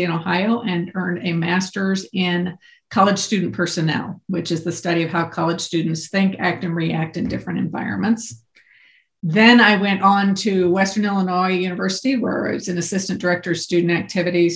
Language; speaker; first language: English; native; English